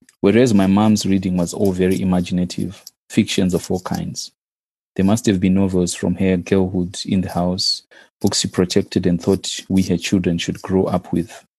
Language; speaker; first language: English; non-native, local second language; Shona